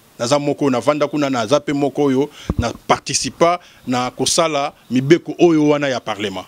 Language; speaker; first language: Lingala; native; Lingala